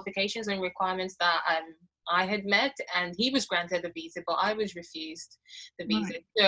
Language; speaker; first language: English; non-native, local second language; Igbo